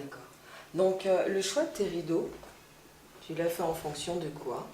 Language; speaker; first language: French; native; French